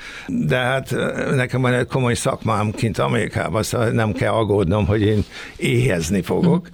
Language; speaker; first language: Hungarian; early bilingual, heritage; Hungarian